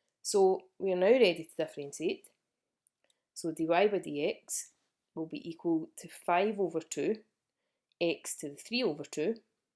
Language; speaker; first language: English; native; English